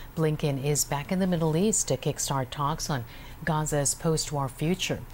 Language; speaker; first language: English; non-native, local second language; Filipino